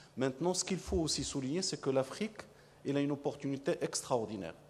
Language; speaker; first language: French; non-native, local second language; Arabic